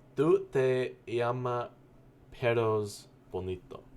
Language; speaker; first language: Spanish; non-native, learner; English